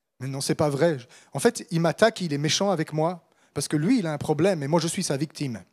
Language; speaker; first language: French; native; French